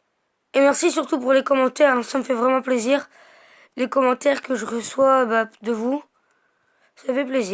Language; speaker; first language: French; native; French